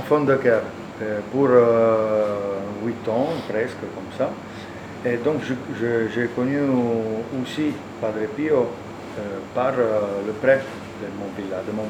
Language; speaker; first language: French; non-native, learner; Italian